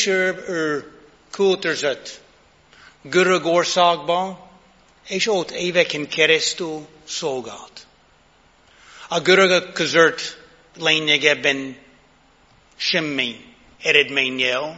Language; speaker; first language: Hungarian; non-native, fluent; English